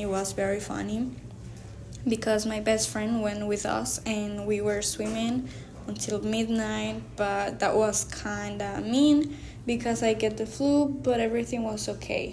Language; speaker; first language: English; non-native, learner; Spanish